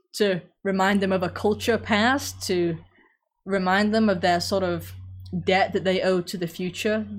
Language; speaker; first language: English; native; English